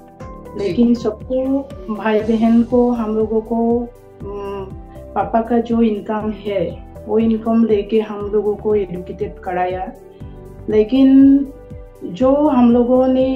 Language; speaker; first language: Hindi; non-native, local second language; Assamese